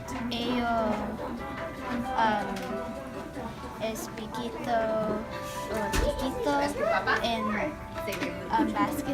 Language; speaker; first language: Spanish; non-native, learner; English